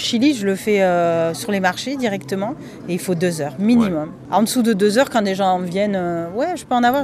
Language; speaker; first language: French; early bilingual, other home language; Spanish